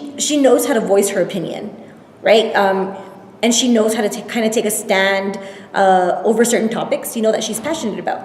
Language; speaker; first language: English; native; English